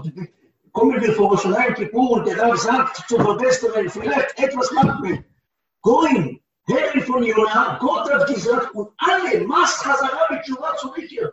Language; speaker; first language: German; non-native, learner; Hebrew